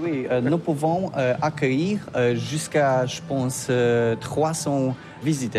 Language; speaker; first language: French; non-native, learner; Polish